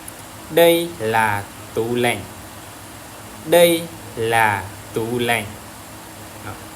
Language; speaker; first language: Vietnamese; non-native, learner; Lao